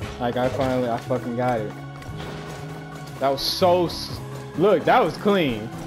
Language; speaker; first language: English; native; English